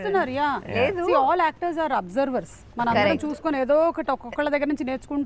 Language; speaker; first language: Telugu; native; Telugu